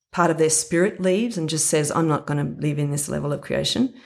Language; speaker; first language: English; native; English